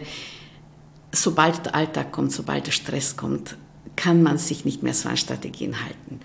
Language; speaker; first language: German; non-native, fluent; Hungarian